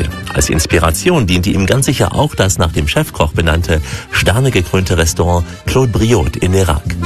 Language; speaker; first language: German; native; German